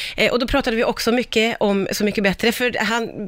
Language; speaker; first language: Swedish; native; Swedish